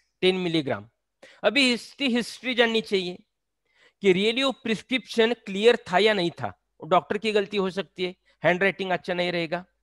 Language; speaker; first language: Hindi; non-native, local second language; Marathi